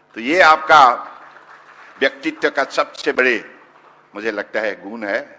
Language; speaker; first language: Hindi; non-native, local second language; Assamese